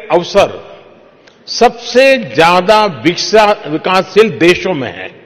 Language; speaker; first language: Hindi; non-native, local second language; Gujarati